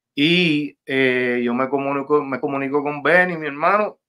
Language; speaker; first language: Spanish; native; Spanish